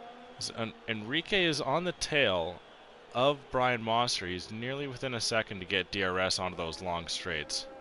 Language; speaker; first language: English; native; English